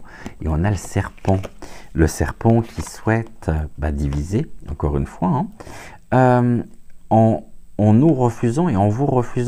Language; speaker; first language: French; native; French